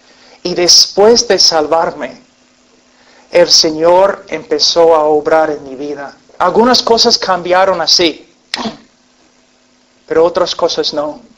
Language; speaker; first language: Spanish; non-native, fluent; English